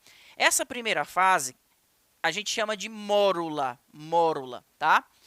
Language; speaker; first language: Portuguese; native; Portuguese